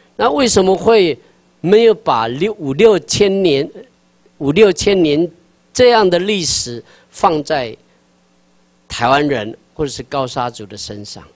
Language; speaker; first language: Chinese; non-native, local second language; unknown